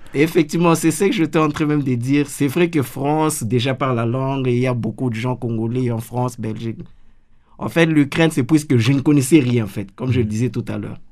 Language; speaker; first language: French; non-native, local second language; Lingala